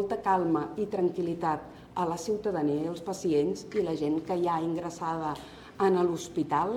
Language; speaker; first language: Catalan; native; Catalan